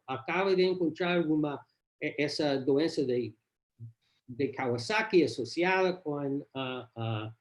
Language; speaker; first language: Portuguese; non-native, learner; English